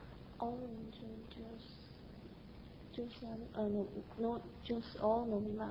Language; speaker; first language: Japanese; non-native, learner; Chinese